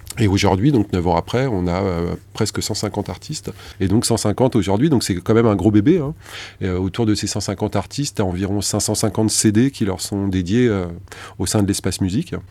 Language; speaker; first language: French; native; French